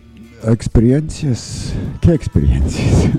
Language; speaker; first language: Spanish; non-native, learner; English